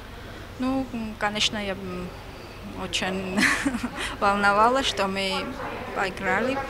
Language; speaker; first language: Russian; non-native, learner; Georgian